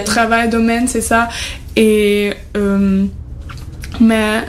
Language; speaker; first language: French; non-native, fluent; German